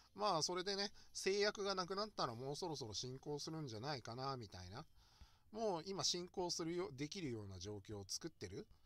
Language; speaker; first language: Japanese; native; Japanese